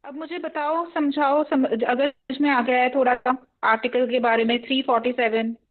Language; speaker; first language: Hindi; non-native, local second language; Punjabi